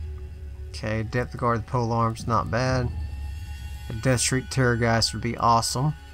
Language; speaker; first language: English; native; English